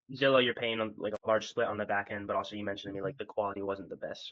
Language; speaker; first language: English; native; English